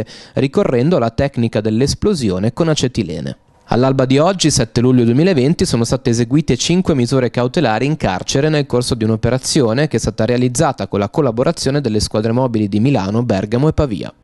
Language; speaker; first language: Italian; native; Italian